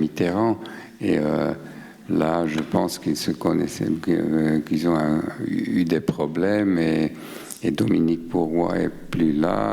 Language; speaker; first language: French; non-native, local second language; German